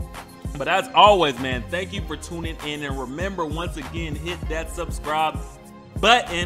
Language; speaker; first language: English; native; English